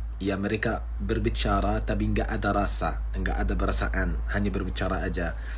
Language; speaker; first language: Indonesian; non-native, fluent; Arabic